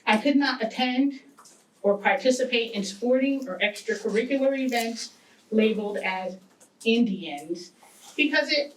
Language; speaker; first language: English; native; English